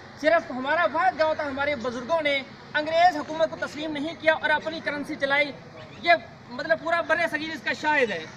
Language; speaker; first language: Urdu; non-native, local second language; Punjabi